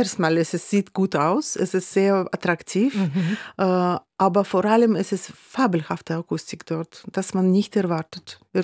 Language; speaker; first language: German; non-native, fluent; Russian